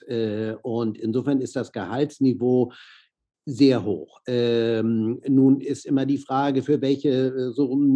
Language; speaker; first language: German; native; German